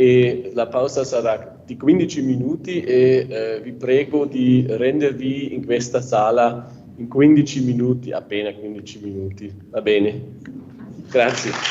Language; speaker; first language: Italian; non-native, fluent; German